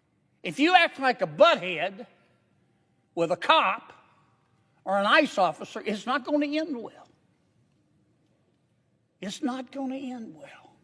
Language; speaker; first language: English; native; English